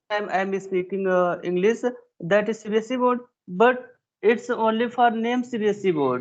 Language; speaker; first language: English; non-native, learner; Hindi